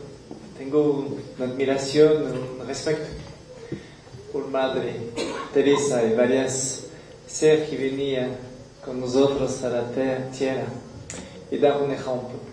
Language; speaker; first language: Spanish; non-native, learner; French